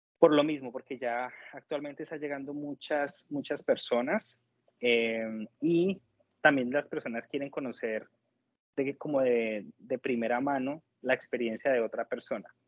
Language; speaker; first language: Spanish; native; Spanish